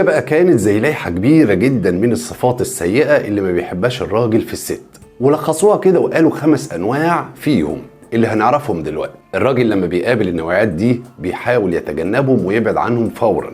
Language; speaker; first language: Arabic; native; Arabic